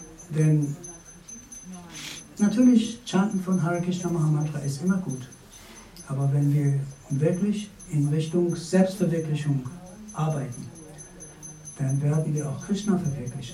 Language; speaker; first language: German; non-native, fluent; Persian